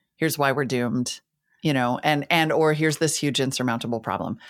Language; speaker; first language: English; native; English